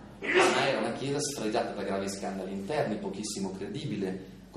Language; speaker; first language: Italian; native; Italian